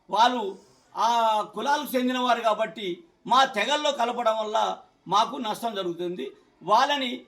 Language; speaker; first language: Telugu; non-native, local second language; Koya